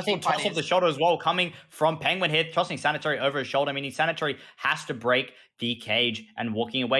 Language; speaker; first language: English; native; English